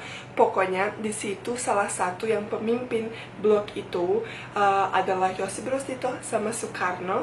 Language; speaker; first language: Indonesian; non-native, fluent; Bosnian